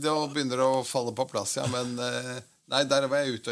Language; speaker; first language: Norwegian; native; Norwegian